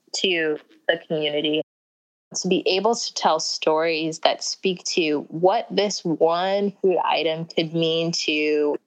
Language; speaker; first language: English; early bilingual, other home language; Akan